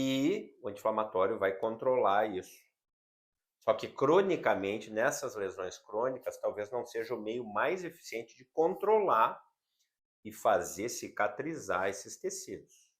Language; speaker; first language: Portuguese; native; Portuguese